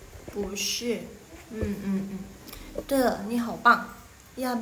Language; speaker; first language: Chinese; non-native, fluent; Indonesian